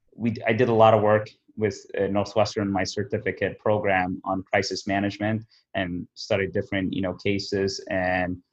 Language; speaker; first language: English; early bilingual, other home language; Somali